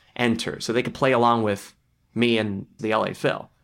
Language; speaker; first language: English; native; English